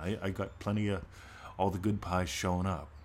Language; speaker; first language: English; native; English